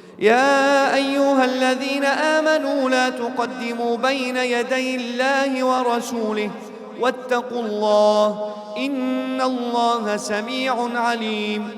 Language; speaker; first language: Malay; non-native, fluent; Arabic